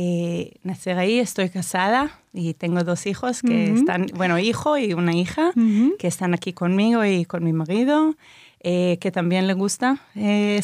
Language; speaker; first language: Spanish; non-native, fluent; Hebrew